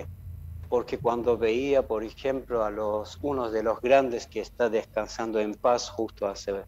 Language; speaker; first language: Spanish; non-native, fluent; Armenian